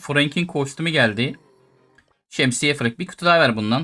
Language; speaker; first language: Turkish; native; Turkish